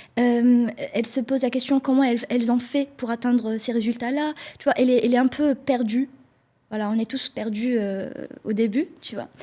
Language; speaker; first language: French; non-native, local second language; Arabic